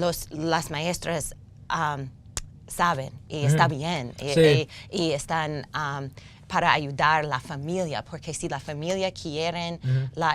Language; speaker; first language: Spanish; non-native, learner; English